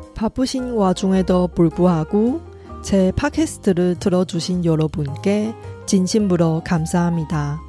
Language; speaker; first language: Korean; non-native, fluent; Chinese